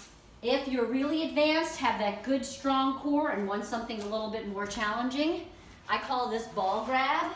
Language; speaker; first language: English; native; English